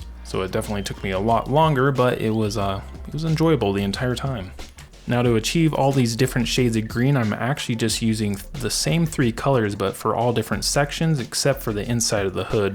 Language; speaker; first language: English; native; English